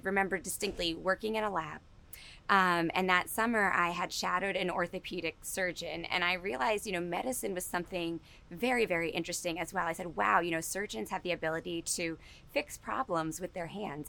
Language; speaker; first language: English; native; English